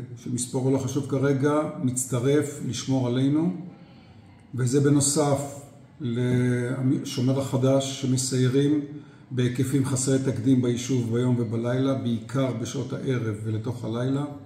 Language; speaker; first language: Hebrew; native; Hebrew